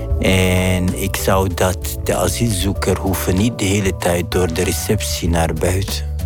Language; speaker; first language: Dutch; non-native, fluent; Arabic